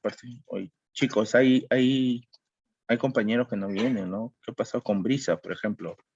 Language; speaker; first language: Spanish; native; Spanish